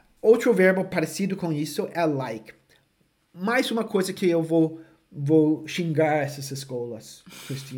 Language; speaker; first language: Portuguese; non-native, fluent; English